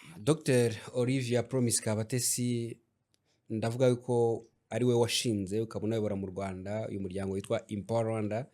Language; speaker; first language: Kinyarwanda; native; Kinyarwanda